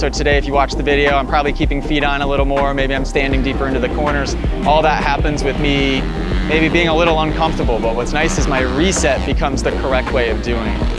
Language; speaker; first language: English; native; English